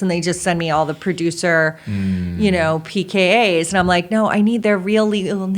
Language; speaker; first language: English; native; English